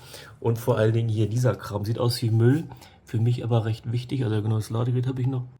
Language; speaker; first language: German; native; German